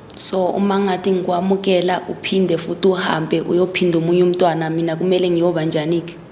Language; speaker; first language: Zulu; native; Zulu